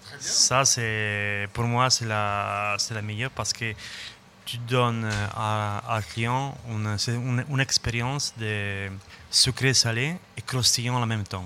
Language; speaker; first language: French; non-native, learner; Italian